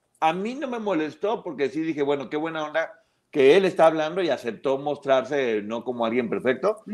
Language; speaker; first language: Spanish; native; Spanish